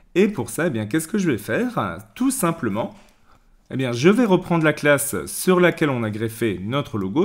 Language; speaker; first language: French; native; French